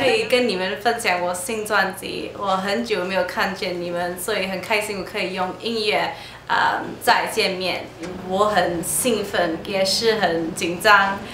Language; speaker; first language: Chinese; early bilingual, heritage; English